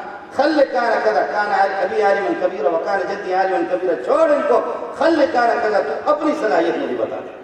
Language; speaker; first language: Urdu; non-native, local second language; Brahui